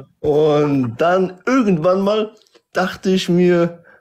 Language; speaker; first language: German; early bilingual, other home language; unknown